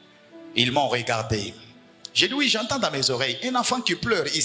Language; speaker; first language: French; non-native, local second language; Lingala